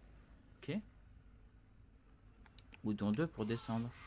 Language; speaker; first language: French; native; French